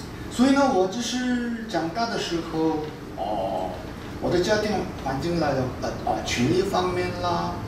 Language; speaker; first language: Chinese; non-native, fluent; Korean